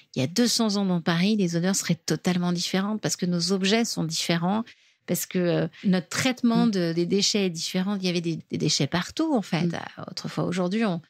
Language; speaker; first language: French; native; French